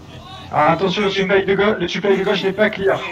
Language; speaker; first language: French; native; French